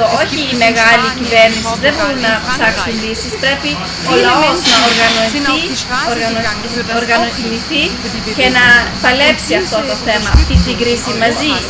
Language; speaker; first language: Greek; early bilingual, heritage; Greek